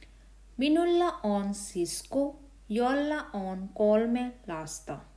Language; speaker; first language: Finnish; non-native, fluent; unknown